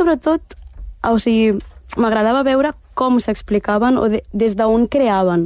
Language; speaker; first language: Catalan; early bilingual, heritage; Catalan